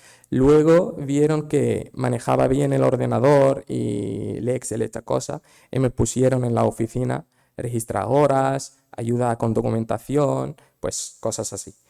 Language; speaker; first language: Spanish; non-native, fluent; Arabic